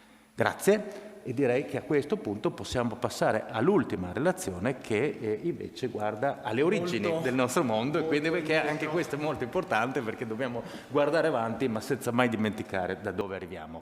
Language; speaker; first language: Italian; native; Italian